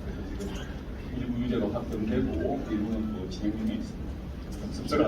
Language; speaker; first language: Korean; native; Korean